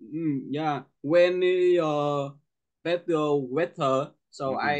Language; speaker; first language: English; non-native, learner; Vietnamese